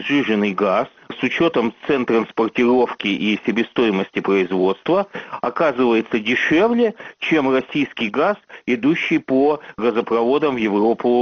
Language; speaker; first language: Russian; native; Russian